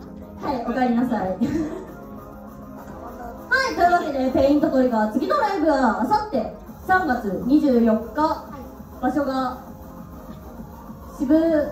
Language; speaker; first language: Japanese; native; Japanese